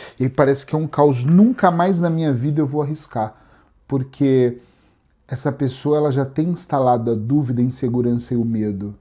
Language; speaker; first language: Portuguese; native; Portuguese